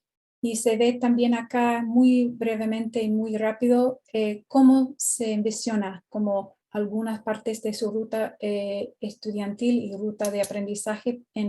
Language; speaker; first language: Spanish; non-native, fluent; English